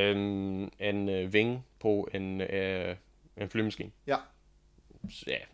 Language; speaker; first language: Danish; non-native, fluent; English